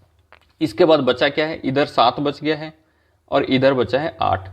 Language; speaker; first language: Hindi; native; Hindi